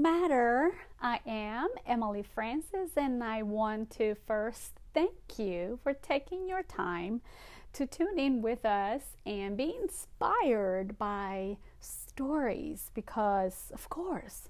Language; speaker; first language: English; non-native, fluent; Spanish